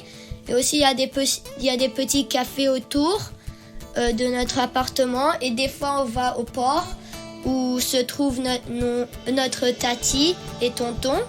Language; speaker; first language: French; early bilingual, heritage; French